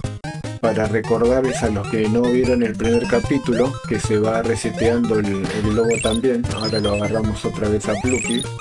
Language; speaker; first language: Spanish; native; Spanish